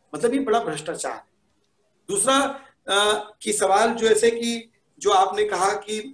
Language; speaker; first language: Hindi; native; Hindi